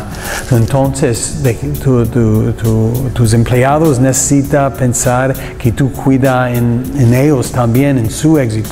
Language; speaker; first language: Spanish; non-native, learner; English